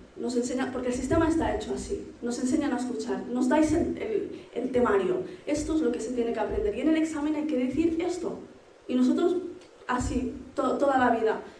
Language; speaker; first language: Spanish; early bilingual, other home language; Arabic